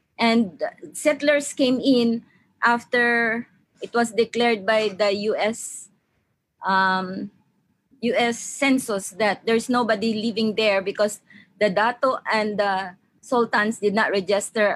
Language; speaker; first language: English; non-native, local second language; Maranao